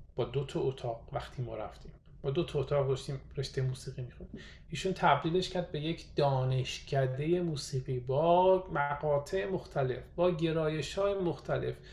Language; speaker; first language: Persian; native; Persian